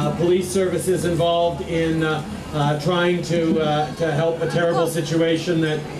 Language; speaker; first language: English; early bilingual, other home language; French